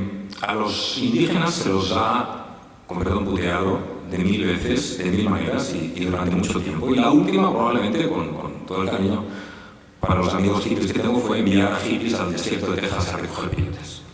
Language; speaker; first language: Spanish; native; Spanish